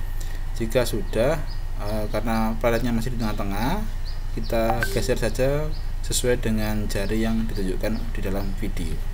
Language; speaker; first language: Indonesian; native; Indonesian